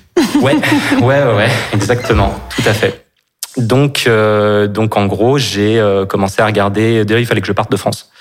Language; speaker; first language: French; native; French